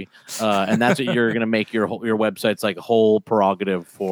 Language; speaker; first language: English; native; English